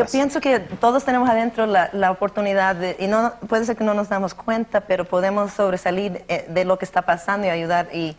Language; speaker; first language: Spanish; early bilingual, heritage; Spanish